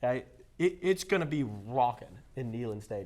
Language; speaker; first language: English; native; English